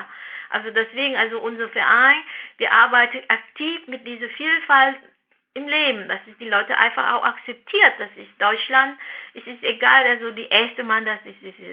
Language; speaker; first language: German; non-native, fluent; Vietnamese